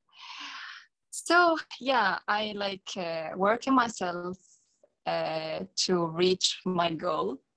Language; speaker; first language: English; non-native, learner; Arabic